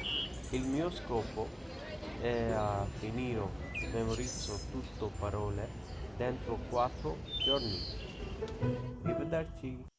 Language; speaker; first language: Italian; non-native, learner; English